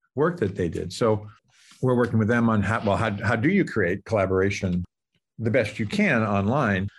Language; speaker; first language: English; native; English